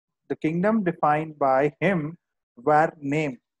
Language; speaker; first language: English; non-native, local second language; Gujarati